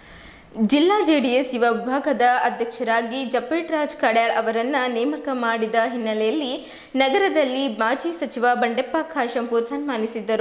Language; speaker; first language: Kannada; native; Kannada